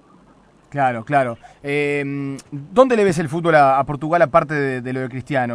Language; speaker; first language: Spanish; native; Spanish